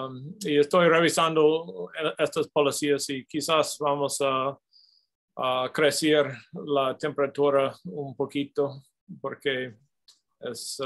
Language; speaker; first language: Spanish; non-native, fluent; English